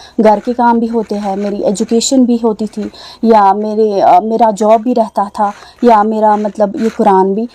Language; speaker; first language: Urdu; non-native, local second language; Kashmiri